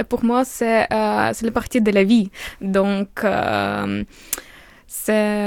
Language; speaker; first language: French; non-native, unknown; Ukrainian